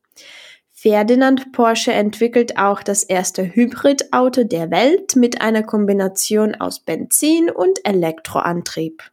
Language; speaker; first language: German; non-native, fluent; Czech